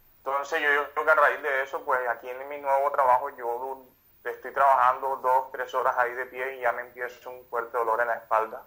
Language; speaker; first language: Spanish; native; Spanish